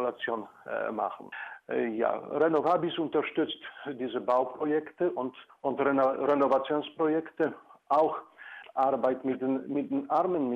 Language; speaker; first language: German; non-native, fluent; Polish